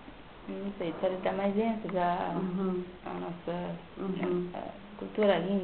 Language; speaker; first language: Portuguese; non-native, local second language; Kabuverdianu